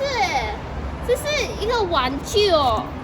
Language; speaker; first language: Chinese; non-native, learner; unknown